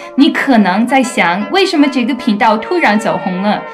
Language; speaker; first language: Chinese; non-native, fluent; English